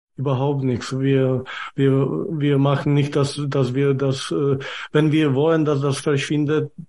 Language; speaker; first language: German; non-native, fluent; Czech